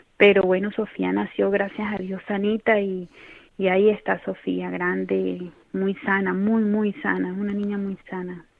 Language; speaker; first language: Spanish; native; Spanish